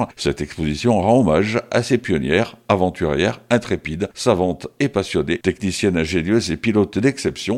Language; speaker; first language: French; native; French